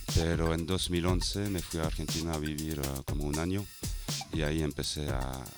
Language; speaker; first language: Spanish; non-native, fluent; French